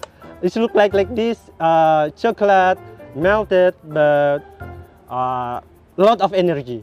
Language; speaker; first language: English; non-native, fluent; Indonesian